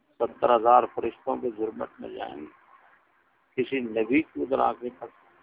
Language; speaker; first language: Urdu; non-native, local second language; Punjabi